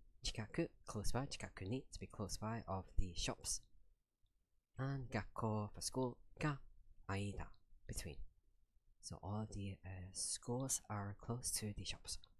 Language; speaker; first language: English; native; English